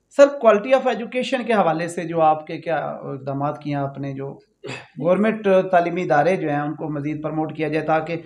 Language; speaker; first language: Urdu; non-native, local second language; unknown